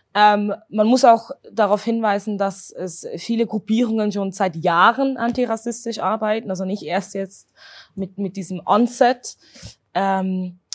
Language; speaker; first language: German; native; German